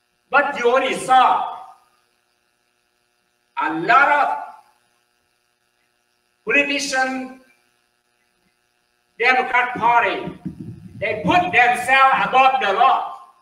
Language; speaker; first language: English; non-native, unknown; Vietnamese